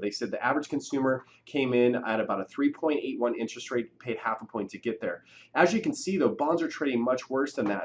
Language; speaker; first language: English; native; English